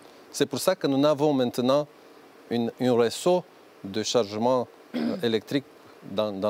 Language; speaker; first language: French; non-native, learner; Romanian